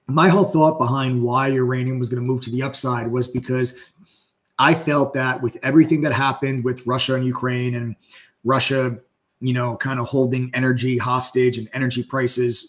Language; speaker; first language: English; native; English